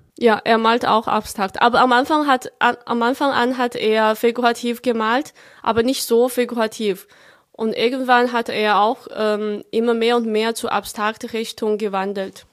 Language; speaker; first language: German; non-native, fluent; Chinese